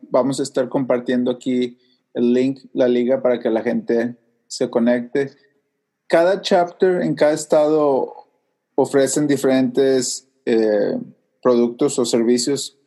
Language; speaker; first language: Spanish; native; Spanish